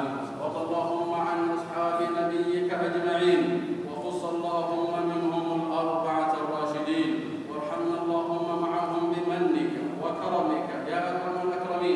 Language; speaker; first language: Arabic; non-native, local second language; Somali